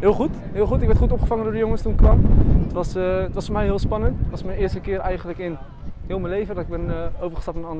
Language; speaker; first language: Dutch; early bilingual, other home language; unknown